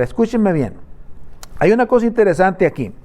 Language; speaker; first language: Spanish; native; Spanish